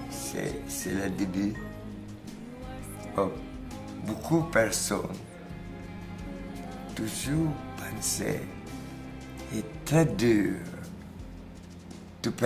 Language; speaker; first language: French; non-native, learner; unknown